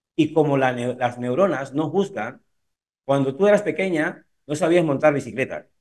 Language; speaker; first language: Spanish; native; Spanish